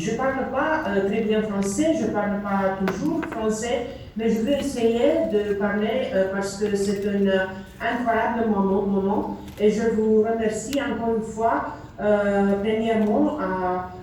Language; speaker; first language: French; non-native, learner; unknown